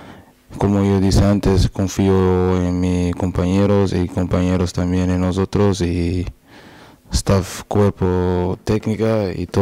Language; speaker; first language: Spanish; non-native, learner; Portuguese